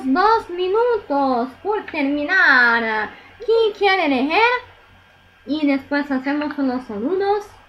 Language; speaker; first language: Spanish; non-native, learner; Italian